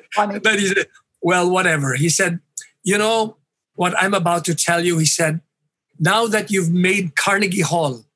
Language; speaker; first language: English; non-native, local second language; Hiligaynon